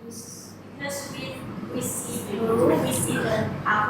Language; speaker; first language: English; non-native, learner; Malay